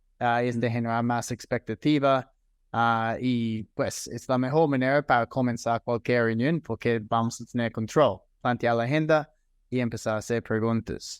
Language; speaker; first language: Spanish; non-native, fluent; English